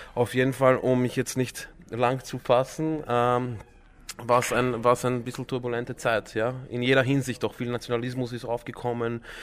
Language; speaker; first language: German; early bilingual, other home language; Croatian